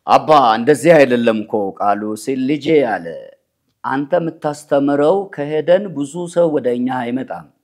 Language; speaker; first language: Amharic; non-native, local second language; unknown